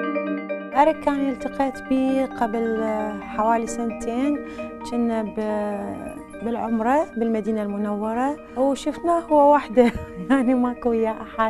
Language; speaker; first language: Arabic; native; Arabic